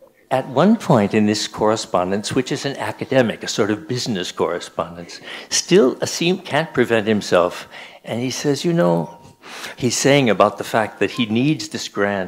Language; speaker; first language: English; native; English